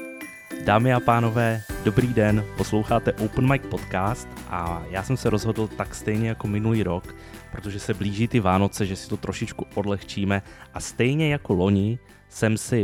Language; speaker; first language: Czech; native; Czech